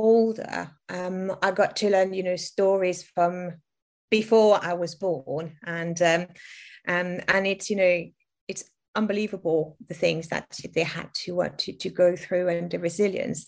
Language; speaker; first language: English; non-native, fluent; French